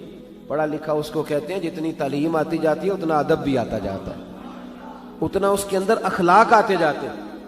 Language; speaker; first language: Urdu; native; Urdu